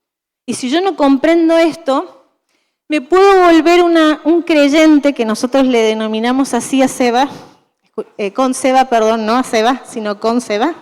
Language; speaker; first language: Spanish; native; Spanish